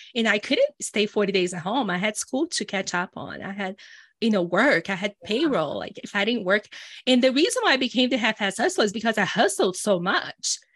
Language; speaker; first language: English; early bilingual, other home language; Portuguese